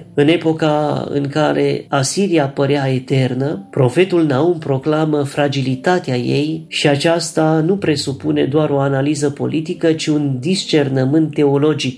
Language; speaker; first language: Romanian; native; Romanian